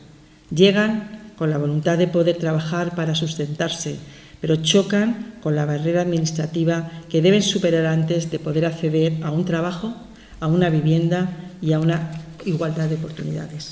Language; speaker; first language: Spanish; native; Spanish